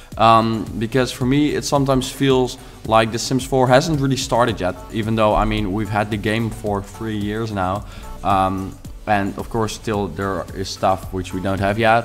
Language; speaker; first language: English; non-native, fluent; Dutch